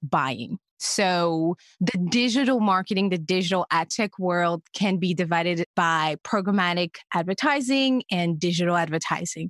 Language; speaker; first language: English; non-native, fluent; French